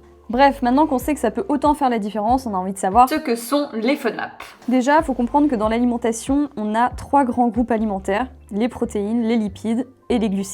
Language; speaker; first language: French; native; French